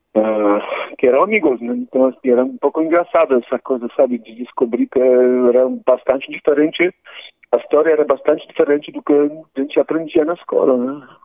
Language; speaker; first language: Portuguese; non-native, fluent; Polish